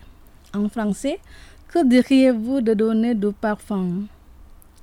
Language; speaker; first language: French; non-native, fluent; Indonesian